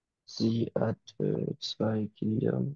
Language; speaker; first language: German; non-native, learner; French